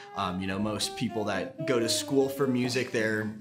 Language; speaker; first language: English; native; English